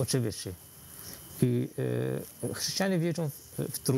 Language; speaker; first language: Polish; non-native, fluent; Arabic